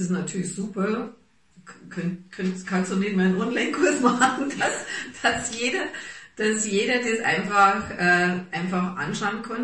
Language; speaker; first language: German; native; German